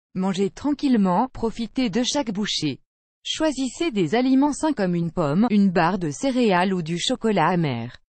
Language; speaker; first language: French; native; French